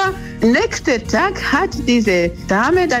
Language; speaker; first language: German; non-native, learner; Swahili